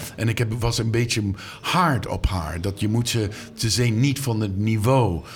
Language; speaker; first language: Dutch; non-native, learner; English